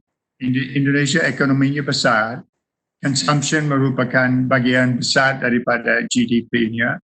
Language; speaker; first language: Indonesian; non-native, fluent; English